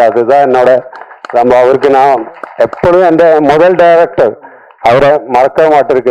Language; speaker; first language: Tamil; non-native, learner; Malayalam